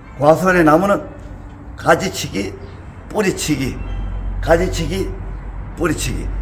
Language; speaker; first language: Korean; native; Korean